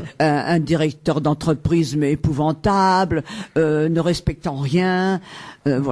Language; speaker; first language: French; native; French